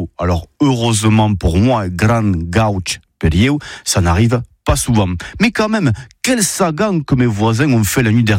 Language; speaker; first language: French; native; French